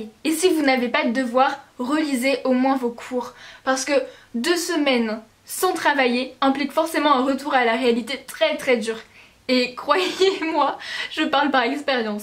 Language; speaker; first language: French; native; French